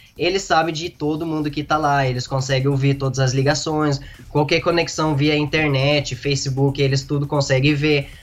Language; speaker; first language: Portuguese; non-native, fluent; Arabic